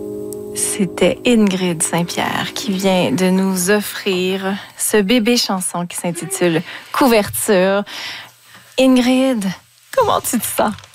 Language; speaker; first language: French; native; French